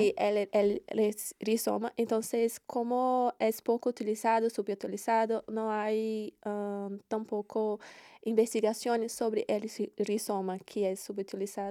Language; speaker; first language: Spanish; non-native, learner; Portuguese